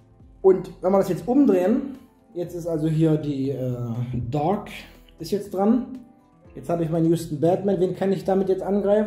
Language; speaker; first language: German; native; German